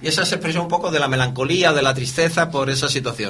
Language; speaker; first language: Spanish; native; Spanish